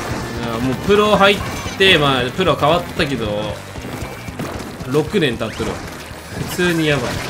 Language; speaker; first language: Japanese; native; Japanese